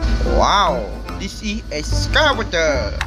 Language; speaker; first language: English; non-native, learner; Khmer